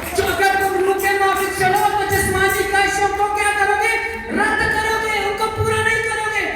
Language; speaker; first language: Urdu; non-native, local second language; Punjabi